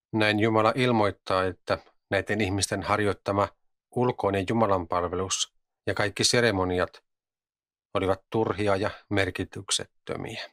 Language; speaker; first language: Finnish; native; Finnish